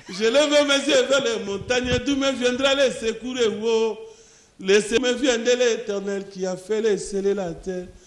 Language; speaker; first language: French; non-native, local second language; Lingala